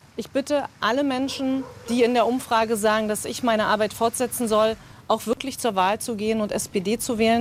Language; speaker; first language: German; native; German